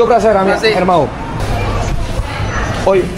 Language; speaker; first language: Portuguese; non-native, learner; French